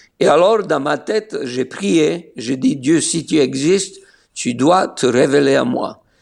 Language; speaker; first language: French; non-native, fluent; Slovenian